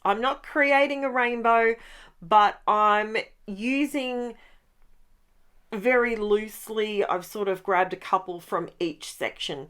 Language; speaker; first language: English; native; English